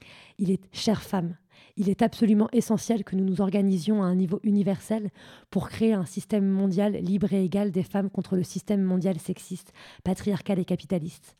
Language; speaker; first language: French; native; French